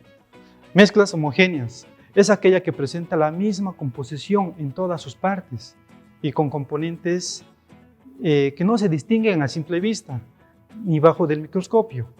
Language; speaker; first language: Spanish; native; Spanish